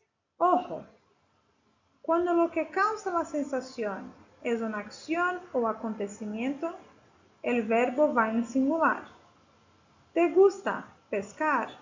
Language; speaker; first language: Spanish; non-native, fluent; Portuguese